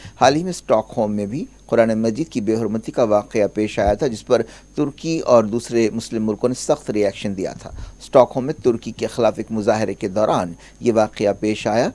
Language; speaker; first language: Urdu; native; Urdu